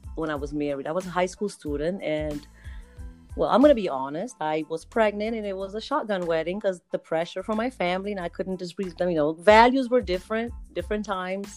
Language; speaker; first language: English; non-native, fluent; Kabuverdianu